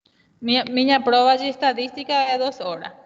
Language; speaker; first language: Portuguese; non-native, fluent; Spanish